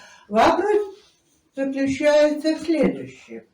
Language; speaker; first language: Russian; non-native, fluent; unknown